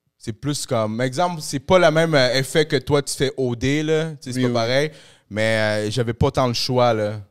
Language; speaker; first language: French; early bilingual, other home language; Spanish